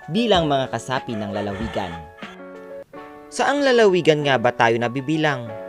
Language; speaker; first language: Filipino; non-native, local second language; Bikol